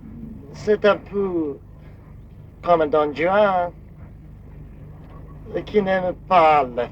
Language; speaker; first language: French; non-native, fluent; Japanese